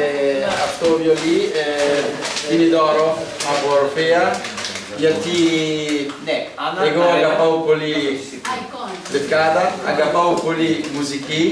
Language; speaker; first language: Greek; non-native, learner; Italian